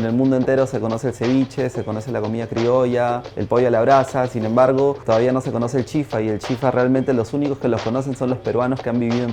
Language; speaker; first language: Spanish; native; Spanish